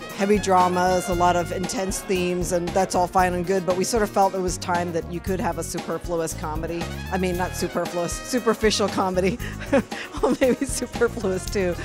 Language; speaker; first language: English; native; English